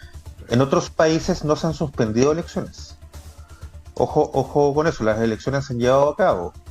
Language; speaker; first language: Spanish; native; Spanish